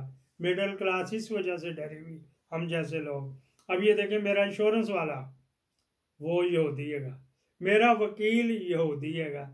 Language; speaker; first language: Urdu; non-native, local second language; Punjabi